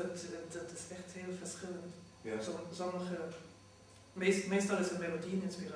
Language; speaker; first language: Dutch; non-native, fluent; German